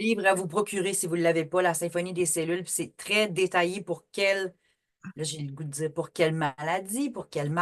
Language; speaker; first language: French; native; French